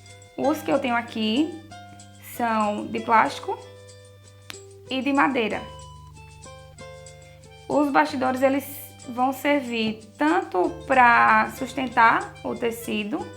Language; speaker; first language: Portuguese; native; Portuguese